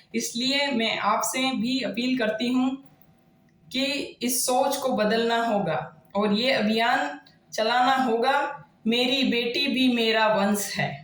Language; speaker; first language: Hindi; native; Hindi